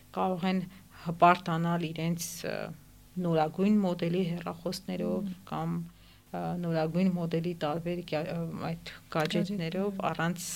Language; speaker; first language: Armenian; native; Armenian